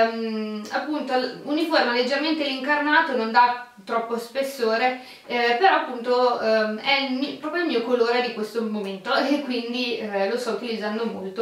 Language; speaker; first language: Italian; native; Italian